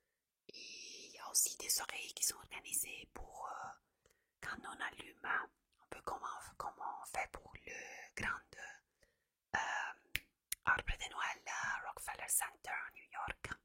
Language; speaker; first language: French; non-native, fluent; Italian